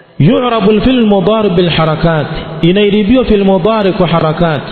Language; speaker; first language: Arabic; non-native, fluent; Swahili